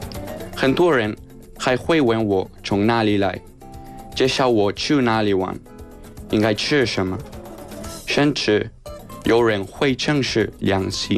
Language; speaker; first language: Chinese; non-native, fluent; Spanish